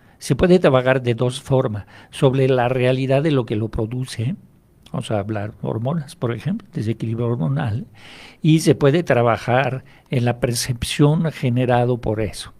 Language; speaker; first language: Spanish; non-native, fluent; French